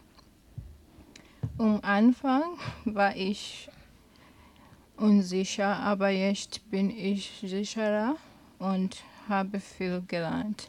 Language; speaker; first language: German; non-native, learner; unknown